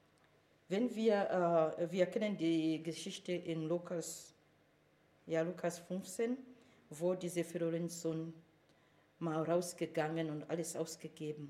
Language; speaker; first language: German; non-native, fluent; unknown